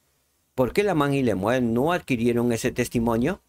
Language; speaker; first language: Spanish; native; Spanish